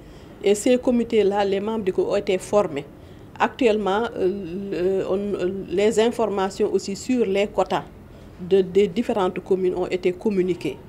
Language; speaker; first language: French; non-native, local second language; Wolof